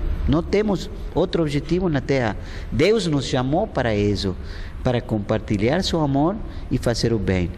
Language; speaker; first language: Portuguese; non-native, fluent; Spanish